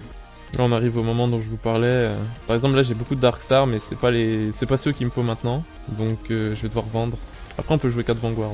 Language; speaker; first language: French; native; French